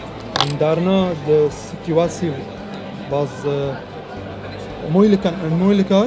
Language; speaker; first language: Dutch; non-native, learner; Arabic